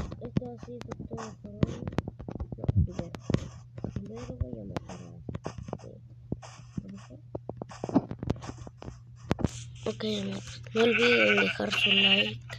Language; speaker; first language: Spanish; early bilingual, heritage; Spanish